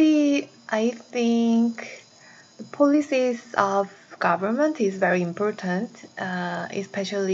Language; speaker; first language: English; non-native, learner; Korean